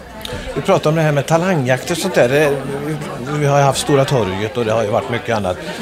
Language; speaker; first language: Swedish; native; Swedish